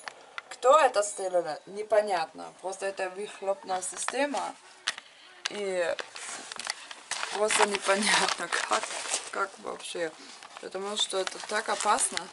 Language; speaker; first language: Russian; non-native, fluent; German